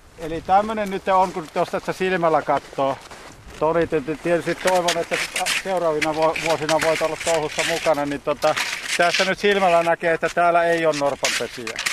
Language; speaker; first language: Finnish; native; Finnish